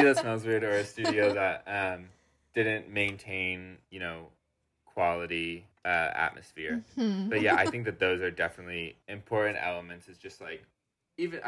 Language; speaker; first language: English; native; English